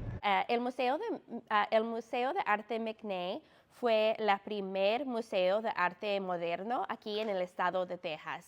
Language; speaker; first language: Spanish; non-native, fluent; English